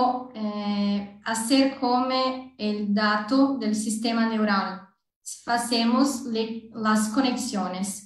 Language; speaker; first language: Spanish; non-native, learner; Portuguese